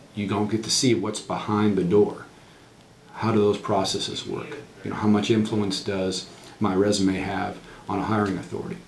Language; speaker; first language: English; native; English